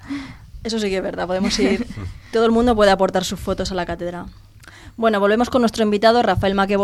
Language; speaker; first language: Spanish; native; Spanish